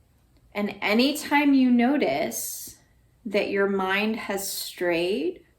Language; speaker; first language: English; native; English